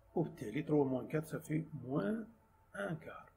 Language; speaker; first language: French; non-native, local second language; Arabic